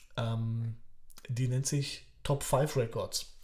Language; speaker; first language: German; early bilingual, other home language; Polish